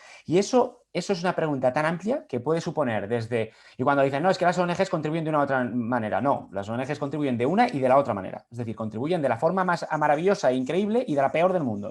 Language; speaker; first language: Spanish; native; Spanish